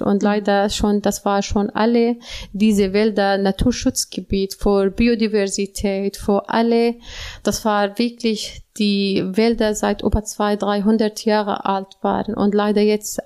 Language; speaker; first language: German; non-native, learner; Arabic